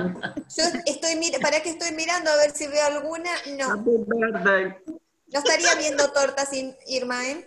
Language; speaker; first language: Spanish; native; Spanish